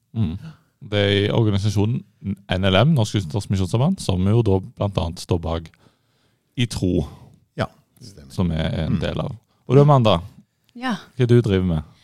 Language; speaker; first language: Norwegian; native; Norwegian